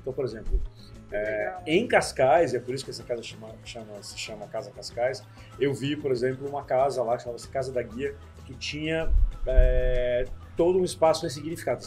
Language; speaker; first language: Portuguese; native; Portuguese